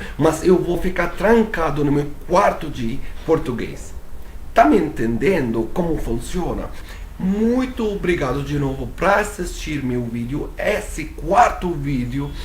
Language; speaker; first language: Portuguese; non-native, fluent; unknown